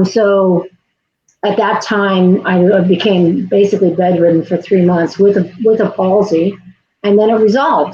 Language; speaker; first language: English; native; English